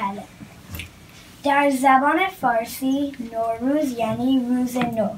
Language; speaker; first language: Persian; early bilingual, heritage; Persian